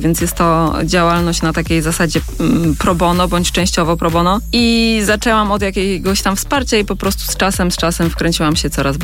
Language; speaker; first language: Polish; native; Polish